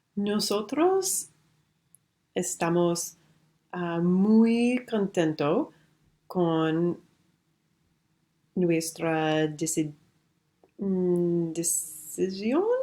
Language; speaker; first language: Spanish; non-native, learner; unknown